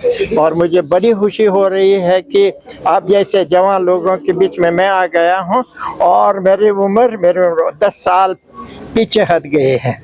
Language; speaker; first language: Hindi; non-native, fluent; Uzbek